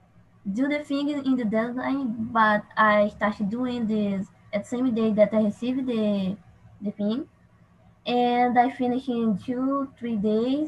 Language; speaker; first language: English; non-native, learner; Portuguese